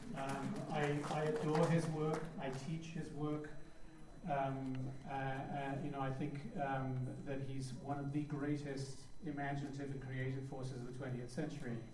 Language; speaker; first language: English; native; English